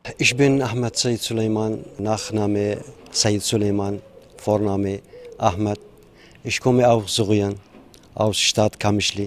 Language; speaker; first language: German; non-native, learner; Kurdish